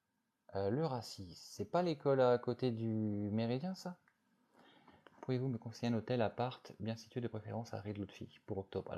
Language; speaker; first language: French; native; French